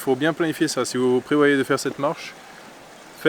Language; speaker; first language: French; native; French